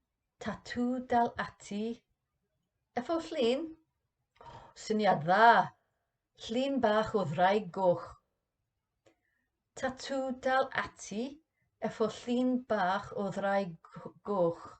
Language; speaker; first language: Welsh; non-native, learner; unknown